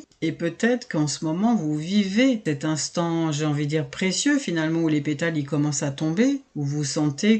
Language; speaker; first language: French; native; French